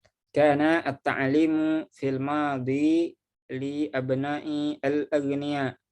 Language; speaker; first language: Arabic; non-native, fluent; Indonesian